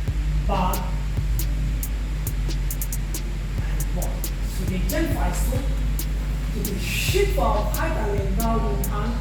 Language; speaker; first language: Vietnamese; non-native, learner; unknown